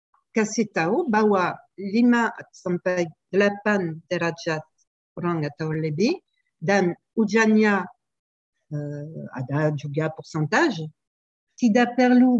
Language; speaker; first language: Indonesian; non-native, learner; French